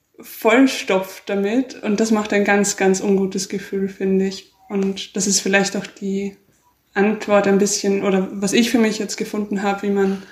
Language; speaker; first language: German; native; German